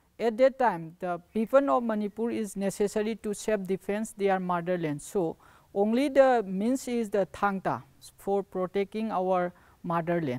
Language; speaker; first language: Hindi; non-native, local second language; Manipuri